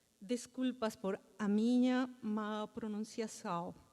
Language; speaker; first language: Portuguese; non-native, learner; Spanish